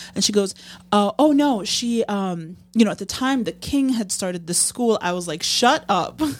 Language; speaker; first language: English; non-native, fluent; Arabic